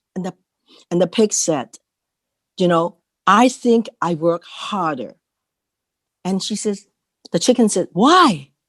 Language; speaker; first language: English; non-native, local second language; Cantonese